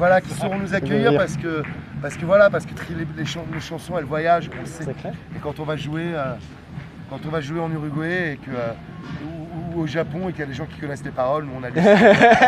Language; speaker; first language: French; native; French